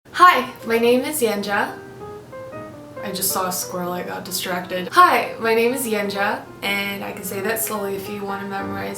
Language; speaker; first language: English; non-native, fluent; Swedish